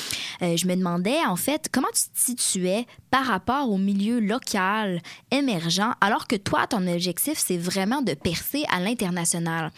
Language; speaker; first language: French; native; French